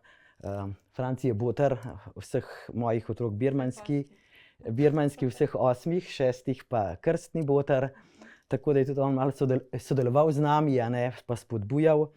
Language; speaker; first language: Slovenian; native; Slovenian